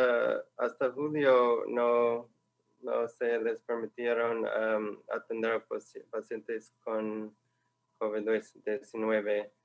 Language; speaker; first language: Spanish; non-native, fluent; English